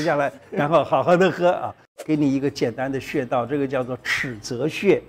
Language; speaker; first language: Chinese; native; Chinese